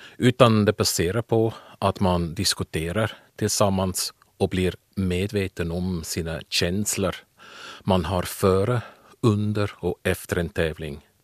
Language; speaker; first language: Swedish; non-native, fluent; German